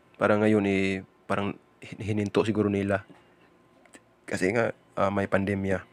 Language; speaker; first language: Filipino; non-native, local second language; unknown